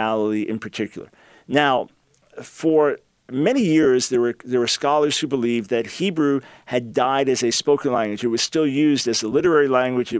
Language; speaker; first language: English; native; English